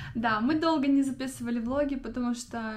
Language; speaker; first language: Russian; native; Russian